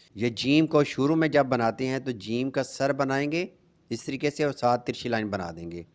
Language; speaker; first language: Urdu; non-native, local second language; Punjabi